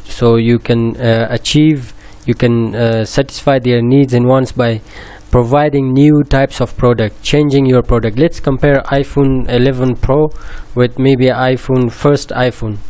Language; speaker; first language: English; non-native, fluent; Persian